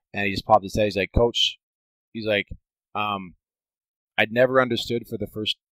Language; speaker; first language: English; native; English